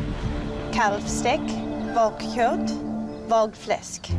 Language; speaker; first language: Norwegian; non-native, learner; English